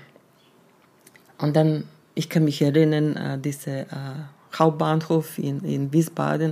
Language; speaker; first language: German; non-native, fluent; Serbian